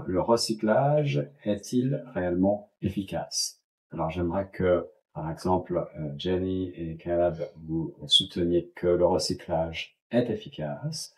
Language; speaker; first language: French; native; French